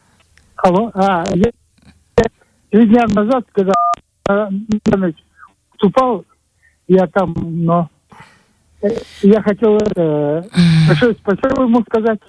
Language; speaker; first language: Russian; non-native, local second language; Buriat